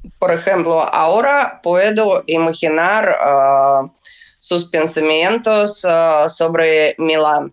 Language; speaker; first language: Spanish; non-native, learner; Russian